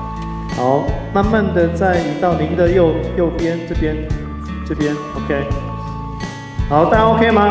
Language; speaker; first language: Chinese; native; Chinese